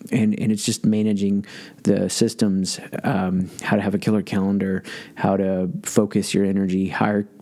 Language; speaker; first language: English; native; English